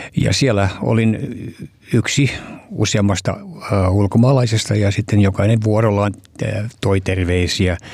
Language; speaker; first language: Finnish; early bilingual, heritage; Finnish